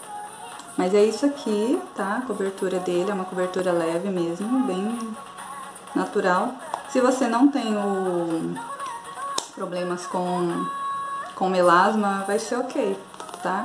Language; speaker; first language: Portuguese; native; Portuguese